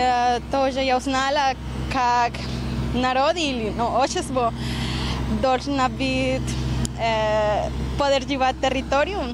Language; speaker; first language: Russian; non-native, learner; Spanish